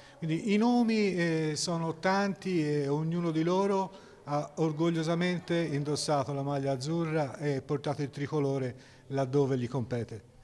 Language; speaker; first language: Italian; native; Italian